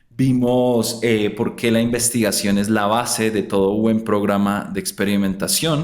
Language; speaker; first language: Spanish; native; Spanish